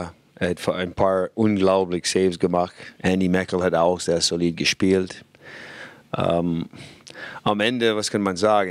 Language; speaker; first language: German; non-native, fluent; English